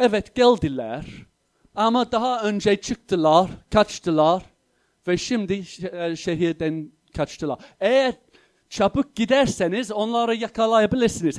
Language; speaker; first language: Turkish; non-native, fluent; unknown